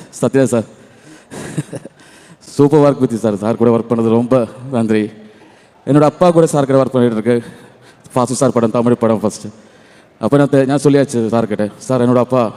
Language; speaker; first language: Tamil; non-native, learner; Malayalam